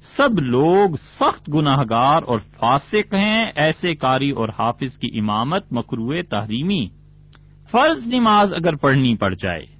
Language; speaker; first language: Urdu; non-native, local second language; Punjabi